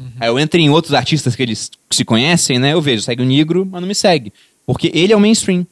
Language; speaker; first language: Portuguese; native; Portuguese